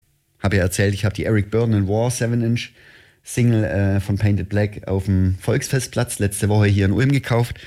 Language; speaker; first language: German; native; German